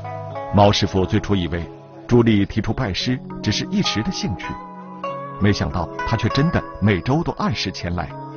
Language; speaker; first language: Chinese; native; Chinese